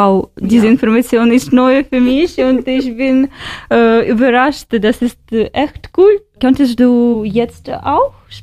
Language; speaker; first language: German; non-native, learner; Ukrainian